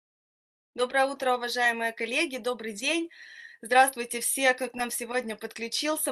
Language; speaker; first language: Russian; native; Russian